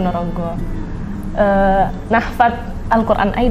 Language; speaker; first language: Arabic; non-native, learner; Indonesian